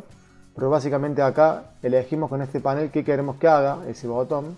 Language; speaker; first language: Spanish; native; Spanish